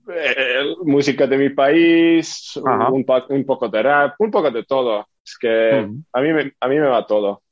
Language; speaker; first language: Spanish; non-native, fluent; Estonian